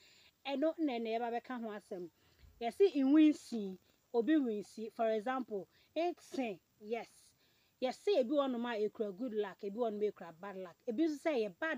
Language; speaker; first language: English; non-native, learner; Akan